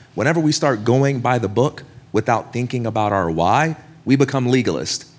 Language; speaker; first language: English; native; English